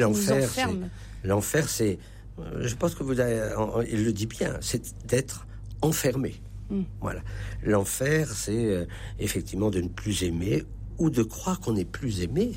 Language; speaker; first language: French; native; French